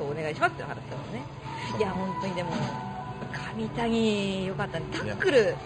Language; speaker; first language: Japanese; native; Japanese